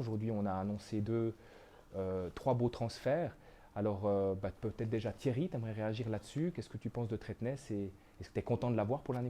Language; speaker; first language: French; native; French